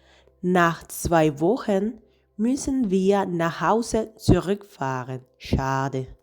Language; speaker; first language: German; non-native, fluent; Spanish